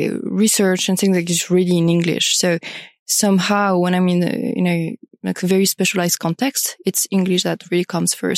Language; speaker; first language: English; non-native, fluent; French